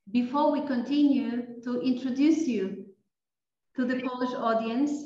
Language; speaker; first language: English; non-native, fluent; Polish